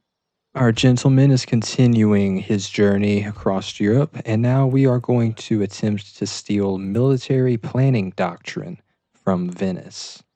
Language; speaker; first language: English; native; English